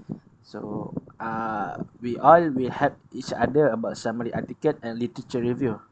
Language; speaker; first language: English; non-native, learner; Malay